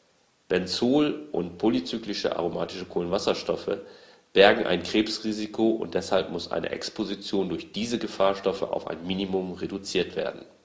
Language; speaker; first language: German; native; German